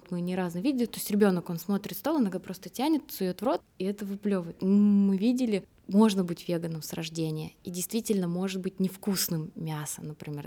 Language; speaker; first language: Russian; native; Russian